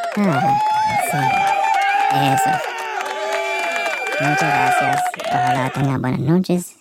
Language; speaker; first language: Spanish; early bilingual, heritage; Spanish